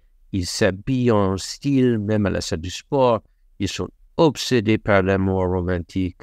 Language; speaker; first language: French; non-native, fluent; English